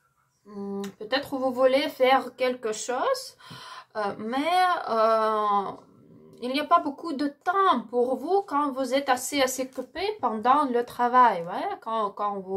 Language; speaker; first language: French; non-native, learner; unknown